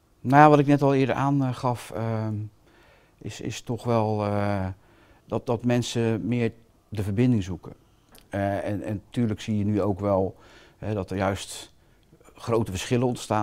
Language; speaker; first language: Dutch; native; Dutch